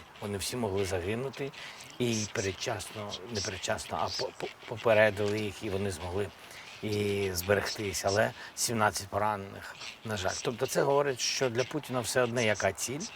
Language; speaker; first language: Ukrainian; non-native, local second language; Russian